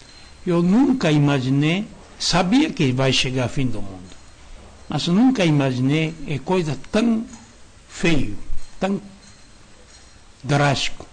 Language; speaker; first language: Portuguese; non-native, learner; Japanese